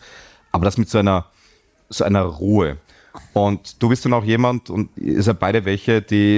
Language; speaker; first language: German; native; German